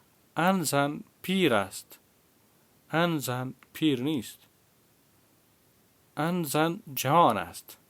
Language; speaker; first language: Persian; non-native, fluent; Urdu